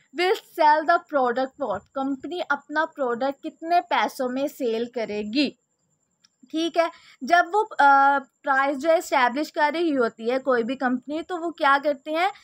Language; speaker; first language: Urdu; native; Urdu